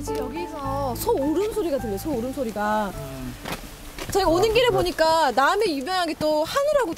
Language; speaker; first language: Korean; native; Korean